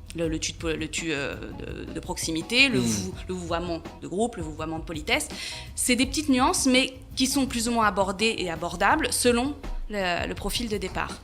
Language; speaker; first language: French; native; French